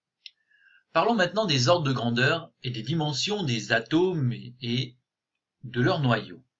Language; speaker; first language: French; native; French